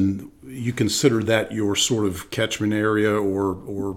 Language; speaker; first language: English; native; English